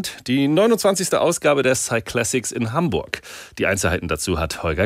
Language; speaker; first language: German; native; German